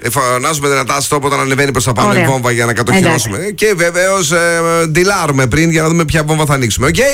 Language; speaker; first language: Greek; native; Greek